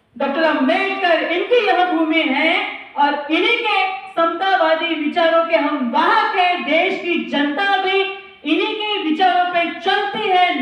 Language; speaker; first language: Hindi; non-native, local second language; Marathi